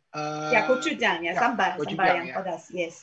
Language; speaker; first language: Indonesian; non-native, fluent; Korean